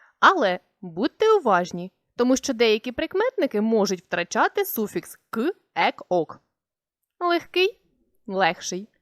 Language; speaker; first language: Ukrainian; native; Ukrainian